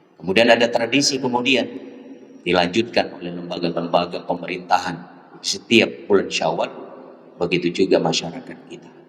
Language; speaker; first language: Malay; non-native, local second language; Achinese